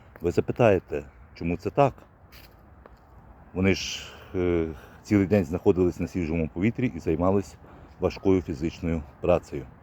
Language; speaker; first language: Ukrainian; native; Ukrainian